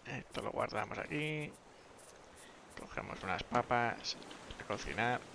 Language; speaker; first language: Spanish; native; Spanish